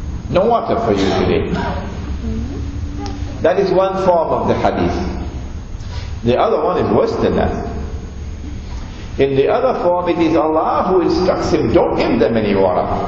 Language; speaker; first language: English; native; English